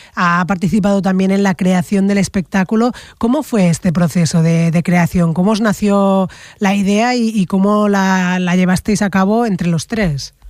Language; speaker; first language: Spanish; non-native, local second language; Catalan